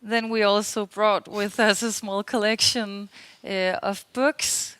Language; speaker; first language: English; non-native, fluent; Danish